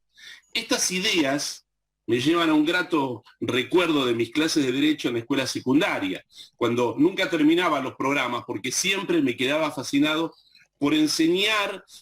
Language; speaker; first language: Spanish; native; Spanish